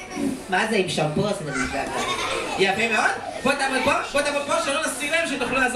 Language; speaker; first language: Hebrew; native; Hebrew